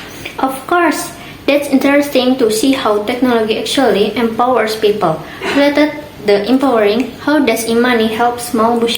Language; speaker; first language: English; non-native, learner; Indonesian